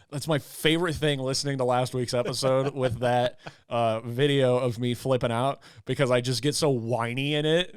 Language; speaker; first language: English; native; English